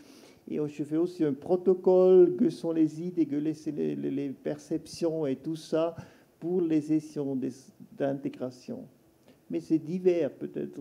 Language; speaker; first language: French; non-native, local second language; German